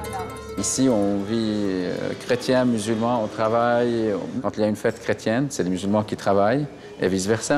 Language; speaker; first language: French; non-native, local second language; Arabic